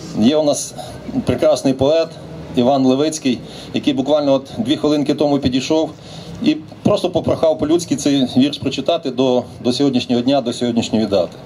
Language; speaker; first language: Ukrainian; native; Ukrainian